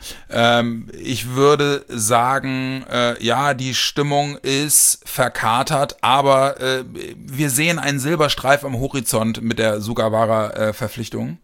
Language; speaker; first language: German; native; German